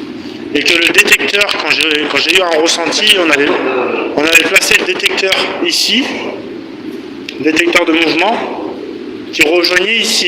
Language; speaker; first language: French; native; French